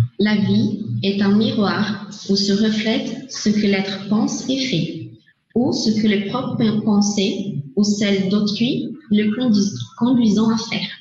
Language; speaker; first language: French; non-native, learner; Portuguese